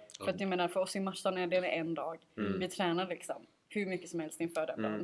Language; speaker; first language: Swedish; native; Swedish